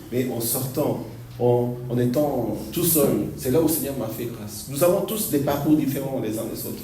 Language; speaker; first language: French; non-native, fluent; Korean